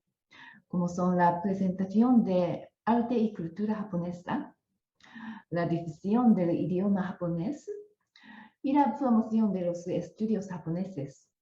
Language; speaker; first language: Spanish; non-native, fluent; Japanese